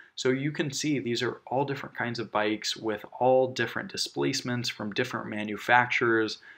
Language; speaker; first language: English; native; English